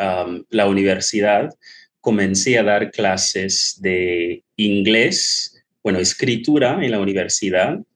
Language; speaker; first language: Spanish; non-native, fluent; English